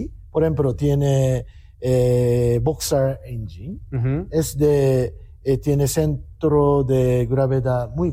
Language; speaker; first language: Spanish; non-native, learner; Japanese